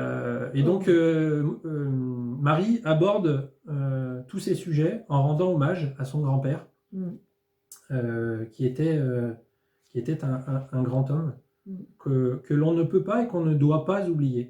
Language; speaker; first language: French; native; French